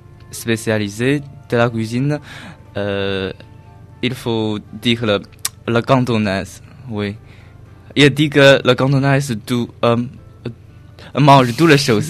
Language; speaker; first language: French; non-native, learner; Chinese